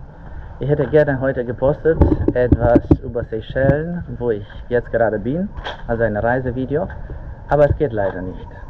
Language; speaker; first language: German; non-native, fluent; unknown